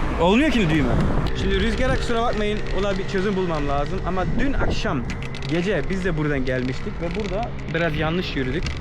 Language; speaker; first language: Turkish; early bilingual, heritage; Turkish